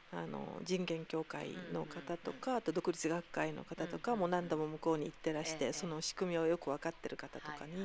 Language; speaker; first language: Japanese; native; Japanese